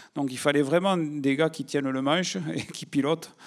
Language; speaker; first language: French; native; French